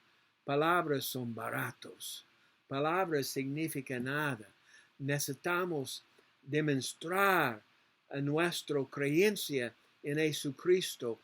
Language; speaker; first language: Spanish; non-native, learner; English